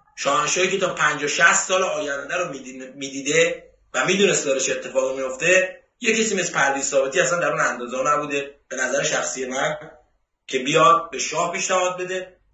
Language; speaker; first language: Persian; native; Persian